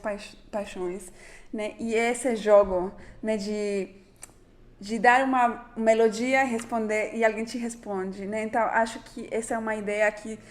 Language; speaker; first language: Portuguese; non-native, fluent; Spanish